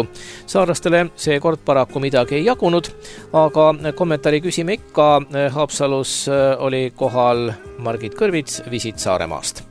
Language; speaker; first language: Estonian; native; Estonian